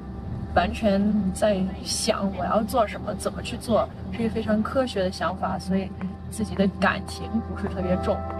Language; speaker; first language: Chinese; early bilingual, heritage; English